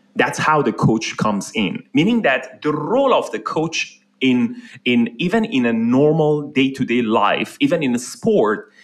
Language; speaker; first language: English; non-native, fluent; Persian